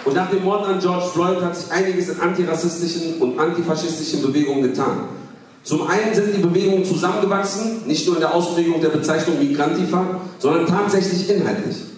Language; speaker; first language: German; early bilingual, other home language; Kurdish